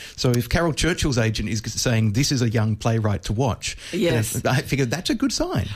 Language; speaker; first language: English; native; English